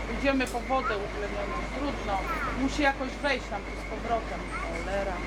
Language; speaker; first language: Polish; native; Polish